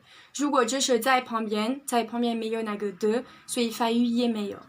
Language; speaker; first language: Chinese; non-native, fluent; French